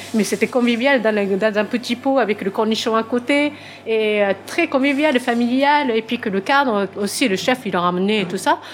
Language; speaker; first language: French; non-native, fluent; Japanese